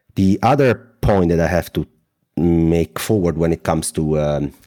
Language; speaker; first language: English; non-native, fluent; Italian